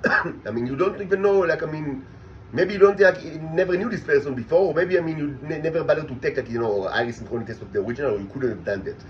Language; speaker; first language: English; non-native, fluent; Hebrew